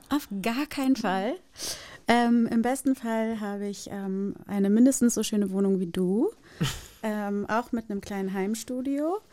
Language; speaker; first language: German; early bilingual, other home language; Portuguese